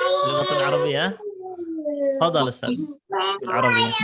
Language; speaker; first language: Arabic; non-native, fluent; Indonesian